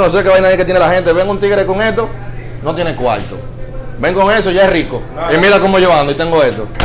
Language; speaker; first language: Spanish; native; Spanish